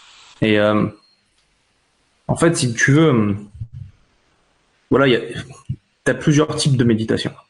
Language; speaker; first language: French; native; French